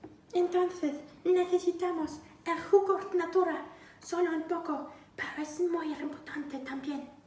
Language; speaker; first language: Spanish; non-native, learner; German